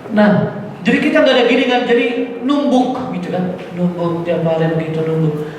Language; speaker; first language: Indonesian; non-native, local second language; Batak Toba